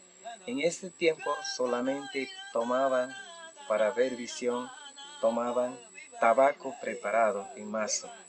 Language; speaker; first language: Spanish; non-native, local second language; Shipibo-Conibo